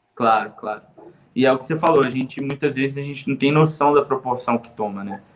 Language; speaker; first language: Portuguese; native; Portuguese